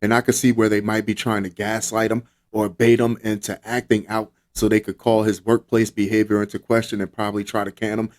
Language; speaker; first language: English; native; English